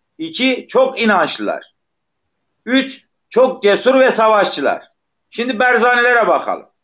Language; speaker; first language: Turkish; non-native, local second language; Zaza